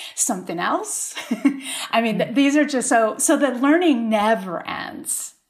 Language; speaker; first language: English; early bilingual, other home language; Spanish